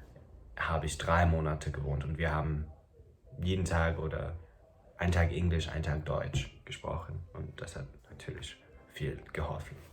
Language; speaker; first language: German; non-native, fluent; English